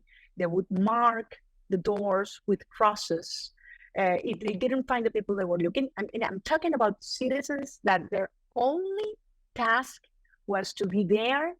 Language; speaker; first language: English; non-native, fluent; Spanish